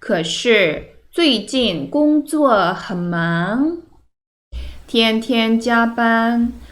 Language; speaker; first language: Chinese; non-native, fluent; Korean